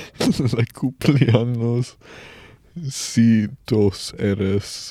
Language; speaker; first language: Spanish; non-native, learner; English